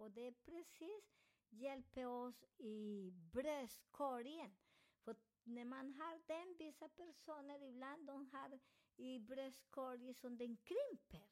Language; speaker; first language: Swedish; non-native, fluent; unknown